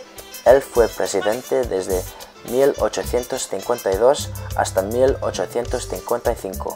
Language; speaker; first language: Spanish; non-native, learner; English